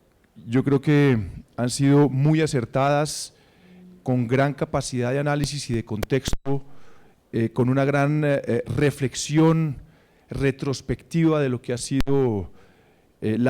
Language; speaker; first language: Spanish; native; Spanish